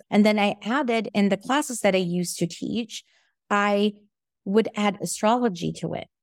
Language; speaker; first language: English; non-native, local second language; Filipino